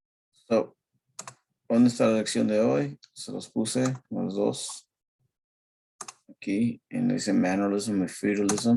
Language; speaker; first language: Spanish; early bilingual, heritage; Spanish